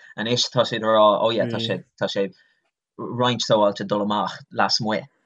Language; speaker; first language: Irish; non-native, local second language; English